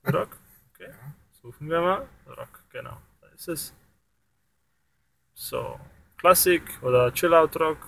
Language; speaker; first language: German; native; German